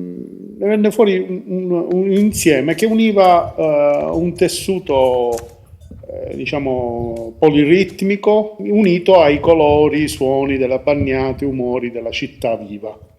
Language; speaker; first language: Italian; native; Italian